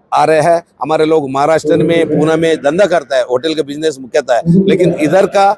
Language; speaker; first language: Hindi; non-native, local second language; Tulu